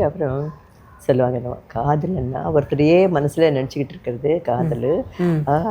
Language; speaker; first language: Tamil; non-native, local second language; Telugu